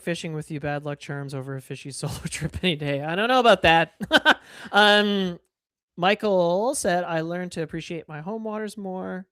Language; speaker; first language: English; native; English